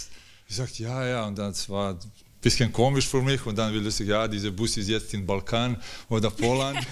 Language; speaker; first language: German; non-native, learner; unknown